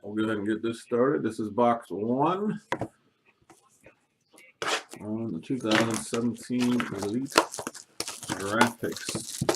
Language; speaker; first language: English; native; English